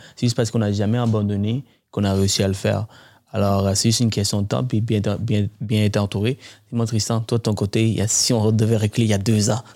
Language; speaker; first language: French; early bilingual, other home language; Tamil